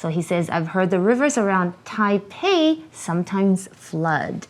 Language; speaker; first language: English; non-native, fluent; Chinese